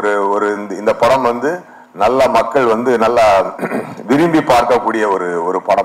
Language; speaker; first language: Tamil; native; Tamil